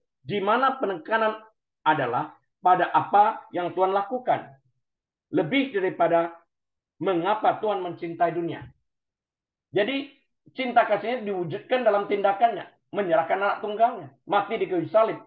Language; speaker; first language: Indonesian; native; Indonesian